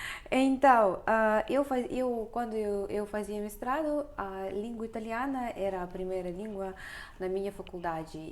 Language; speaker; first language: Portuguese; non-native, fluent; Russian